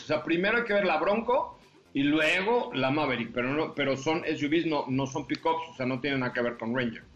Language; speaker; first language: Spanish; native; Spanish